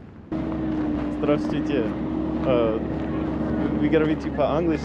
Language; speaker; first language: Russian; non-native, learner; English